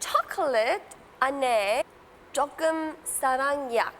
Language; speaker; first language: Korean; non-native, learner; English